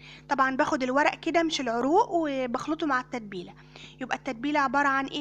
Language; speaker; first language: Arabic; native; Arabic